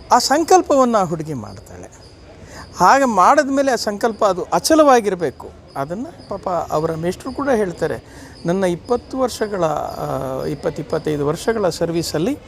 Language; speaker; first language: Kannada; native; Kannada